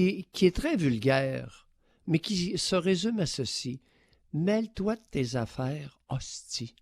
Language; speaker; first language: French; native; French